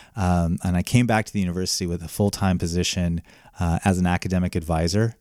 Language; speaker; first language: English; native; English